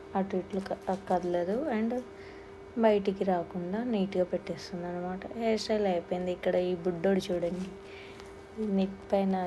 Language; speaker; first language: Telugu; non-native, local second language; Lambadi